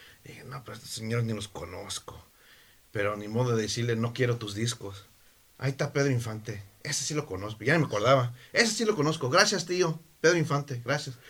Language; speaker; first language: Spanish; early bilingual, heritage; Spanish